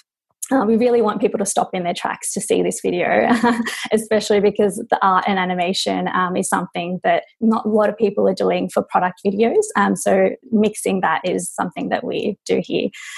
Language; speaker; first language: English; native; English